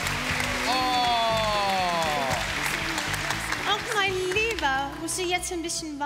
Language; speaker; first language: German; native; German